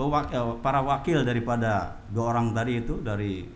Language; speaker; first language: Indonesian; native; Indonesian